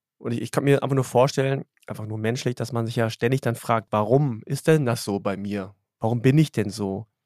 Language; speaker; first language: German; native; German